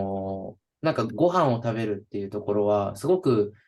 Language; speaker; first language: Japanese; native; Japanese